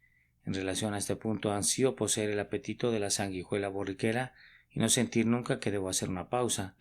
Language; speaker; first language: Spanish; native; Spanish